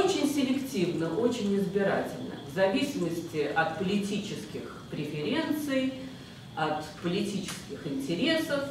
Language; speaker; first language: Russian; native; Russian